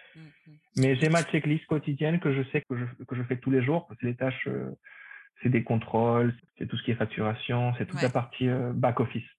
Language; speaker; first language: French; non-native, fluent; Spanish